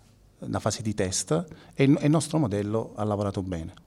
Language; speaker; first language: Italian; native; Italian